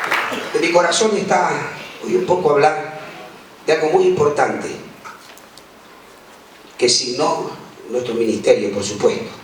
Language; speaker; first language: Spanish; native; Spanish